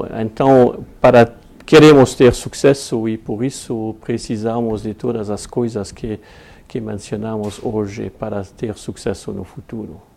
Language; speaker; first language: Portuguese; non-native, fluent; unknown